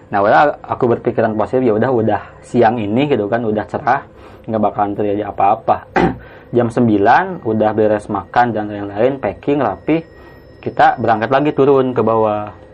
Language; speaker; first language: Indonesian; non-native, local second language; Sundanese